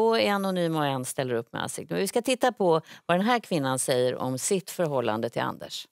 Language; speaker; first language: Swedish; native; Swedish